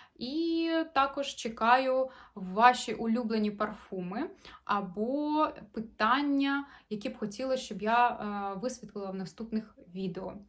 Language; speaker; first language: Ukrainian; non-native, local second language; Russian